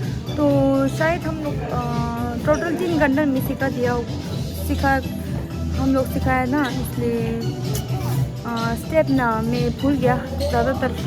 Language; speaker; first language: Hindi; non-native, learner; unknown